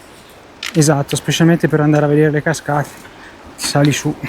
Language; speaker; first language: Italian; native; Italian